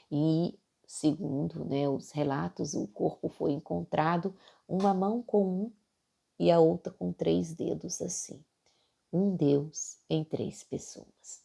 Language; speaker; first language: Portuguese; native; Portuguese